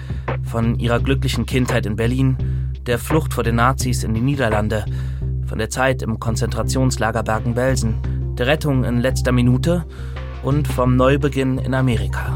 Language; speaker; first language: German; native; German